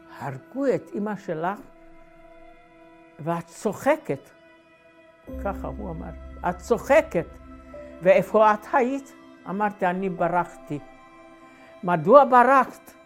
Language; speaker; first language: Hebrew; non-native, fluent; Hungarian